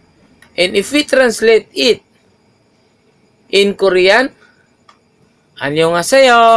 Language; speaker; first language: English; non-native, local second language; Maguindanaon